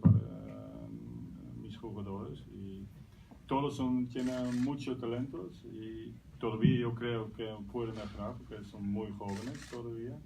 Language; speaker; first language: Spanish; non-native, learner; Dutch